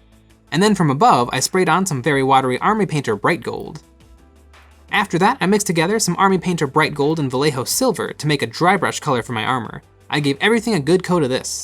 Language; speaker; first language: English; native; English